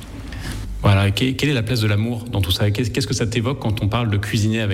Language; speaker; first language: French; native; French